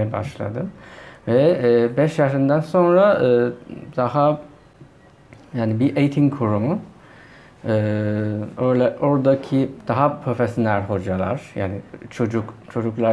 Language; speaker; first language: Turkish; non-native, fluent; Chinese